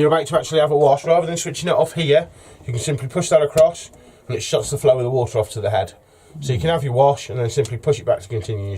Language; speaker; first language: English; native; English